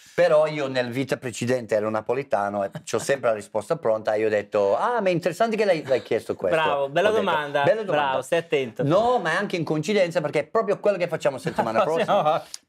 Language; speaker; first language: Italian; non-native, fluent; English